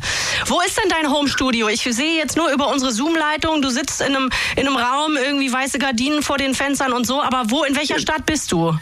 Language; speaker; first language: German; native; German